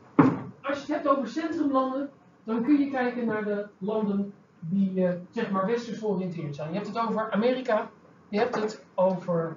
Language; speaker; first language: Dutch; native; Dutch